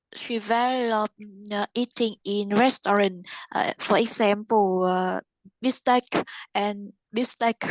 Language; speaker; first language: English; non-native, learner; Vietnamese